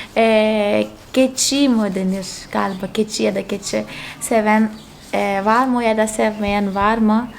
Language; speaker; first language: Turkish; non-native, fluent; Portuguese